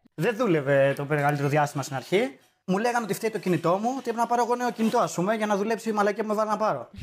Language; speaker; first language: Greek; native; Greek